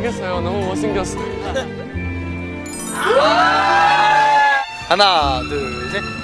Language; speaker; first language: Korean; non-native, learner; Chinese